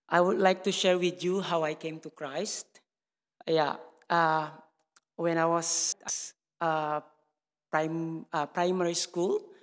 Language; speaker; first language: English; non-native, learner; Indonesian